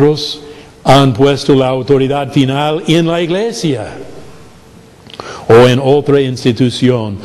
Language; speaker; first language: Spanish; non-native, fluent; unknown